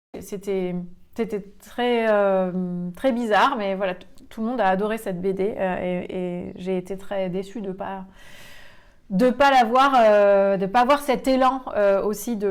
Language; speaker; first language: French; native; French